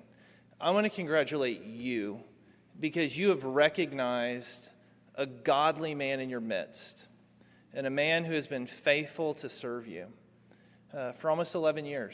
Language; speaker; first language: English; native; English